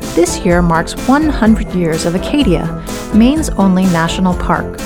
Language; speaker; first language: English; native; English